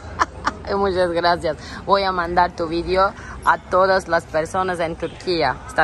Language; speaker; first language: Spanish; non-native, learner; Turkish